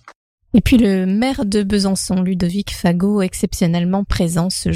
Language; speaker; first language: French; native; French